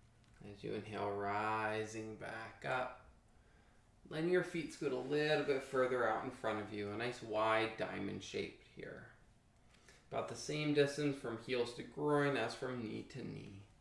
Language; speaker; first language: English; native; English